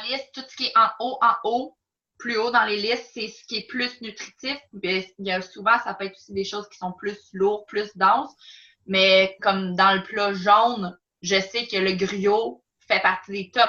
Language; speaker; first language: French; native; French